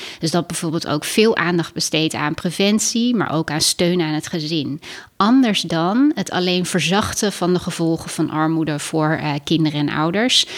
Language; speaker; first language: Dutch; native; Dutch